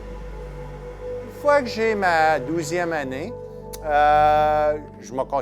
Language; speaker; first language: French; native; French